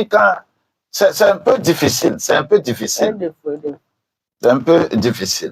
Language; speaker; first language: French; non-native, local second language; Ewe